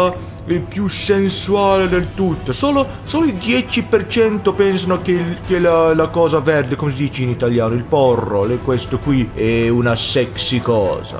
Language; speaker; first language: Italian; non-native, learner; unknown